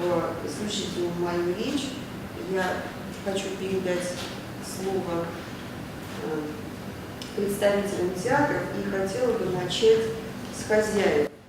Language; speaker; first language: Russian; native; Russian